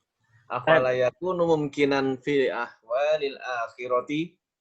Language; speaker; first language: Arabic; non-native, learner; Indonesian